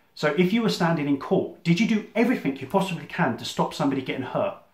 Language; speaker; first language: English; native; English